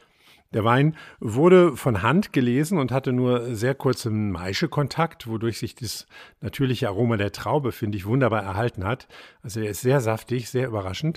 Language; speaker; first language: German; native; German